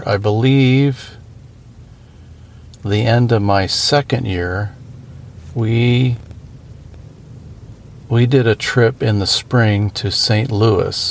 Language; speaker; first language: English; native; English